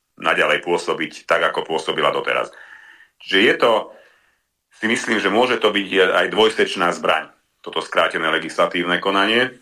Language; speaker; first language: Slovak; non-native, local second language; Hungarian